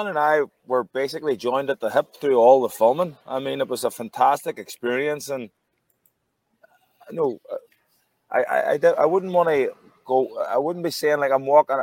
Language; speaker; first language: English; native; English